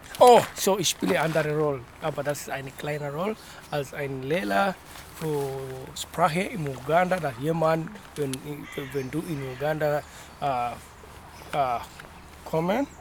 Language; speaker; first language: German; non-native, learner; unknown